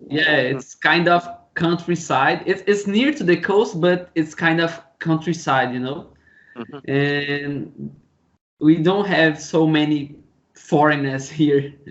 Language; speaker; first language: English; non-native, learner; Portuguese